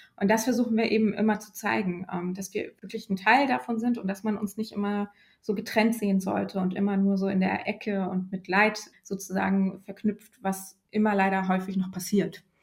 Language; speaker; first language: German; early bilingual, other home language; Polish